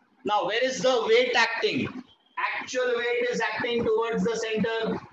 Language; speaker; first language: English; non-native, local second language; Hindi